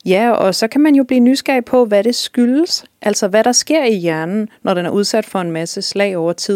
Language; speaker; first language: Danish; native; Danish